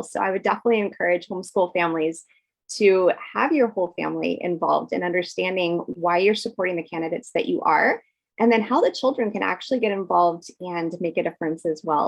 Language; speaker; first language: English; native; English